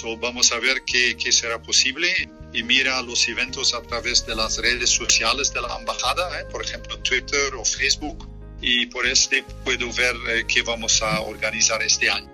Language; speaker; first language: Spanish; non-native, fluent; Dutch